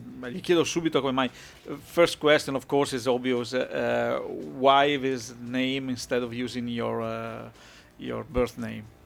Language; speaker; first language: English; non-native, fluent; Italian